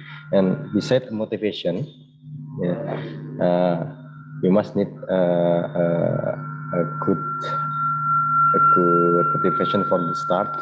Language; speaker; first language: English; non-native, learner; Indonesian